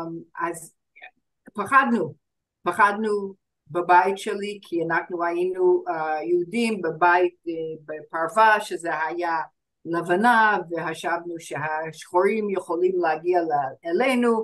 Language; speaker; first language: Hebrew; non-native, fluent; English